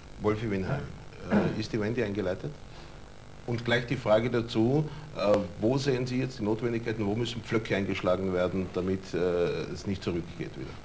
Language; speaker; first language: German; native; German